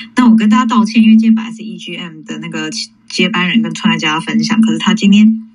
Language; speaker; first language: Chinese; early bilingual, heritage; English